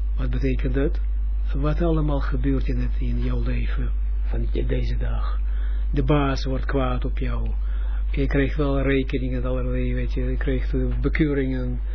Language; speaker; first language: Dutch; non-native, fluent; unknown